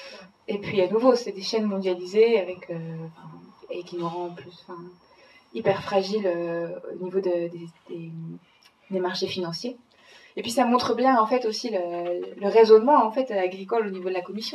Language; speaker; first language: French; native; French